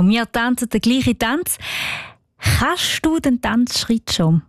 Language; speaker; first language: German; native; German